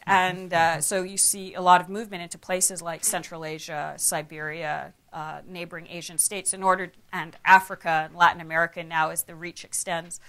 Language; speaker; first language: English; native; English